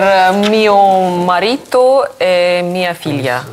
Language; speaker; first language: Italian; non-native, learner; Russian